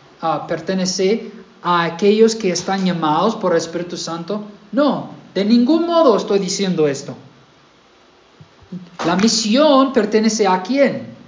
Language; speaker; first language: Spanish; non-native, fluent; English